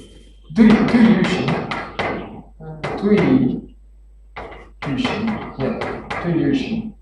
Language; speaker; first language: Chinese; non-native, learner; Japanese